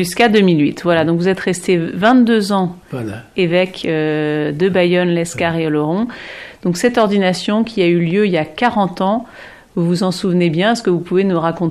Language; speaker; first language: French; native; French